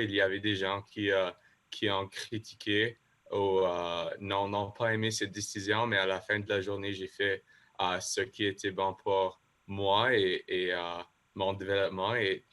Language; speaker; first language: French; non-native, local second language; English